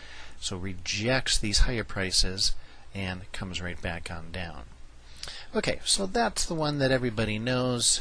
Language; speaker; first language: English; native; English